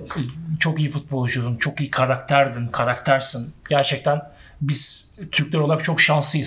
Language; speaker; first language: Turkish; native; Turkish